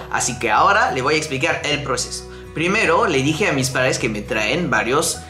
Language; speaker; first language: Spanish; non-native, fluent; French